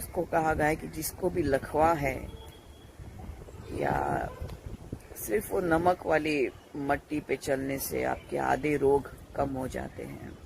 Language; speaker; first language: Hindi; native; Hindi